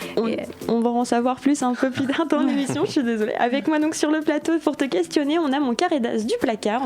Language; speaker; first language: French; native; French